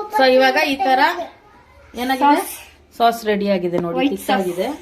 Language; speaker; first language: Kannada; native; Kannada